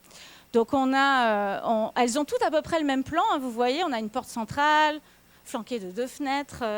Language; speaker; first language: French; native; French